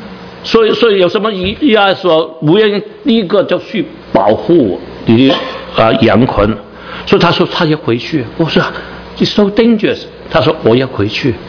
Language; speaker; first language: Chinese; non-native, learner; Cantonese